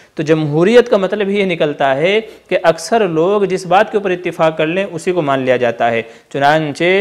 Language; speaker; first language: Urdu; native; Urdu